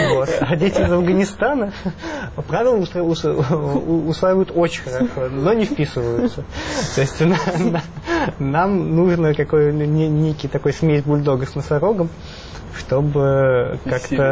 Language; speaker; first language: Russian; native; Russian